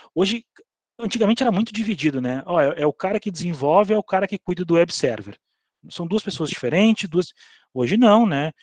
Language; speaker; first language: Portuguese; native; Portuguese